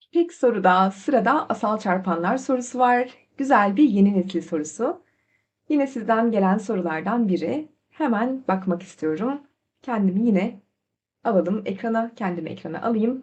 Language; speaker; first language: Turkish; native; Turkish